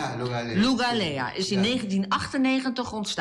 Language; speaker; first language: Dutch; native; Dutch